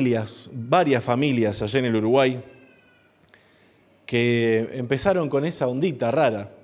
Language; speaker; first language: Spanish; native; Spanish